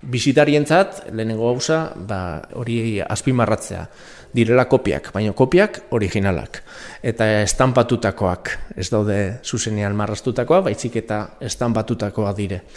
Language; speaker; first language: Basque; non-native, local second language; Spanish